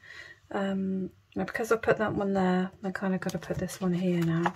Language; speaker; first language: English; native; English